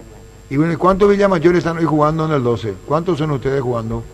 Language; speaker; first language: Spanish; native; Spanish